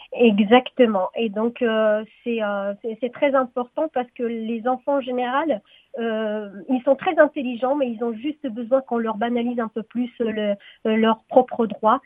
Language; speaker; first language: French; non-native, local second language; Arabic